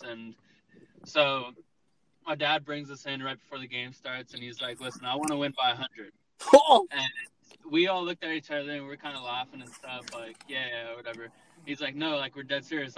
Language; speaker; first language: English; native; English